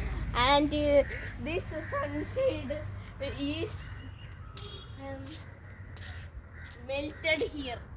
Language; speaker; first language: English; non-native, learner; Malayalam